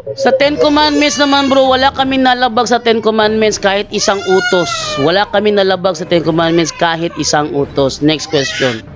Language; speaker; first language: Filipino; non-native, local second language; Cebuano